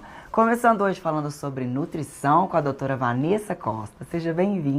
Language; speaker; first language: Portuguese; native; Portuguese